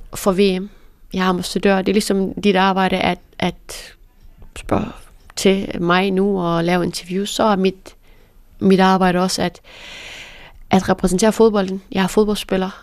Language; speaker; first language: Danish; early bilingual, other home language; Persian